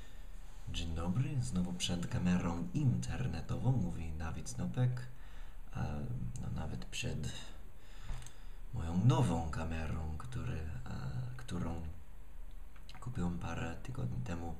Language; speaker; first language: Polish; non-native, fluent; English